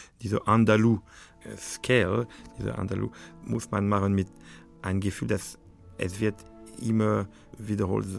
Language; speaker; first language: German; non-native, fluent; French